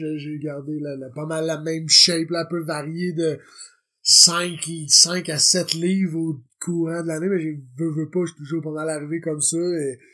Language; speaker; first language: French; native; French